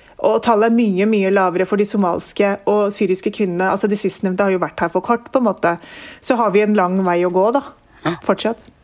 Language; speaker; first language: Norwegian; early bilingual, other home language; Urdu